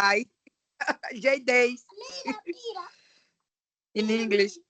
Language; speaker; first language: English; non-native, learner; Spanish